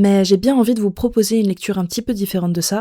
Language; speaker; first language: French; native; French